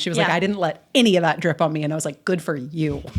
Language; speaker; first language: English; native; English